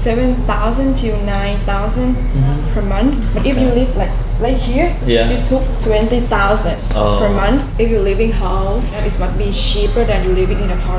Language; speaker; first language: English; non-native, learner; Thai